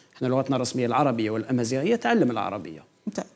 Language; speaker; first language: Arabic; non-native, local second language; Kabyle